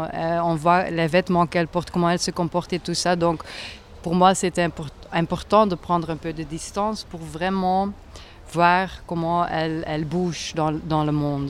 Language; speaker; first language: French; non-native, local second language; Dutch